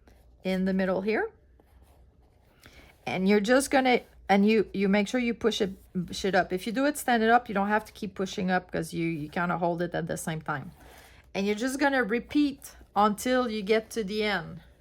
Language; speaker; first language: English; non-native, fluent; French